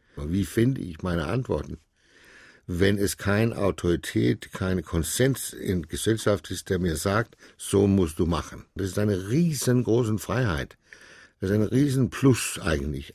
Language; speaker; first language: German; non-native, fluent; Danish